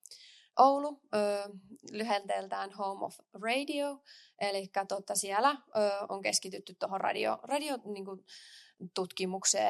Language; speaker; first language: Finnish; native; Finnish